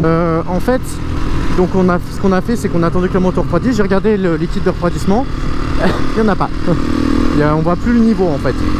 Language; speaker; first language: French; native; French